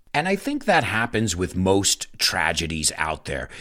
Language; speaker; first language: English; native; English